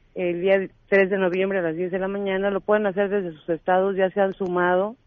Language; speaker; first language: Spanish; native; Spanish